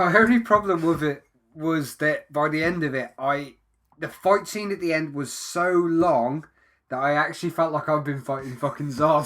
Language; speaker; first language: English; native; English